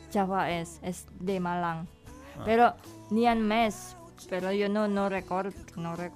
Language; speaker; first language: Catalan; non-native, learner; Indonesian